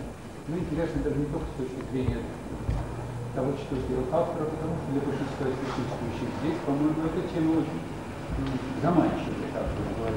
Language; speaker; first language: Russian; native; Russian